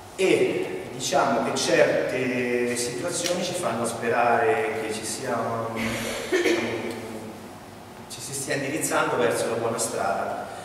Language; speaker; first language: Italian; native; Italian